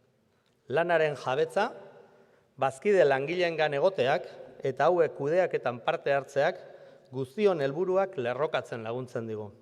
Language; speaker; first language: Basque; native; Basque